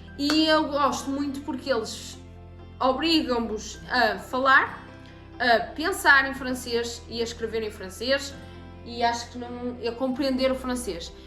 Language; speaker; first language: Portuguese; native; Portuguese